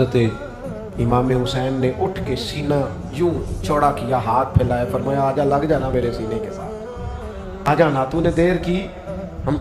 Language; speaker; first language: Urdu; non-native, local second language; Punjabi